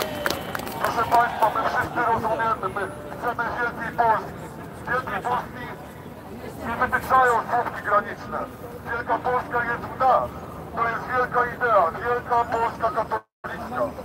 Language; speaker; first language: Polish; native; Polish